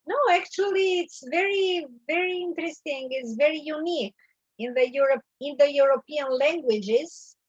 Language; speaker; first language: English; non-native, learner; Albanian